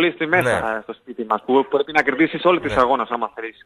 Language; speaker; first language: Greek; non-native, learner; Spanish